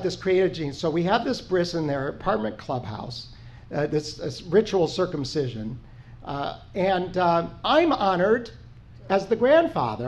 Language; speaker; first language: English; native; English